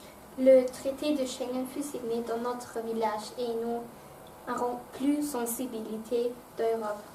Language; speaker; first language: French; non-native, local second language; Luxembourgish